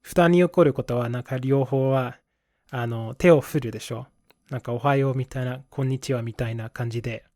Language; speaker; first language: Japanese; non-native, fluent; English